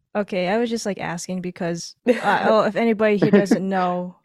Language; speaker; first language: English; early bilingual, other home language; Filipino